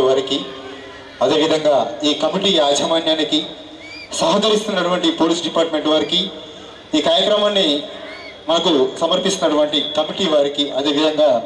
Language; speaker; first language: Telugu; native; Telugu